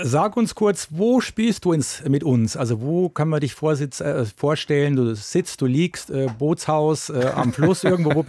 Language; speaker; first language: German; native; German